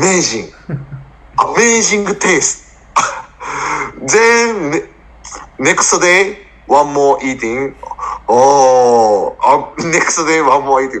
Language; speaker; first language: English; non-native, learner; Japanese